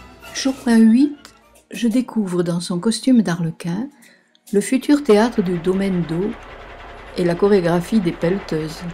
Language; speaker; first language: French; native; French